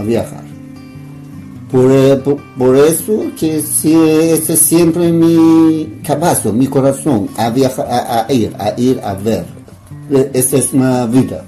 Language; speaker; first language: Spanish; non-native, learner; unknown